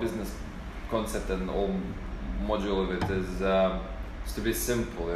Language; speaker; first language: English; native; English